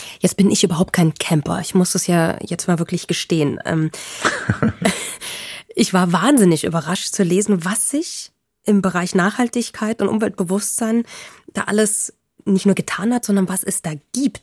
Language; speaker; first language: German; native; German